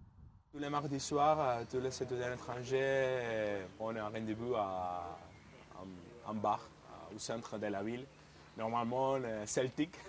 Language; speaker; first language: French; non-native, fluent; Spanish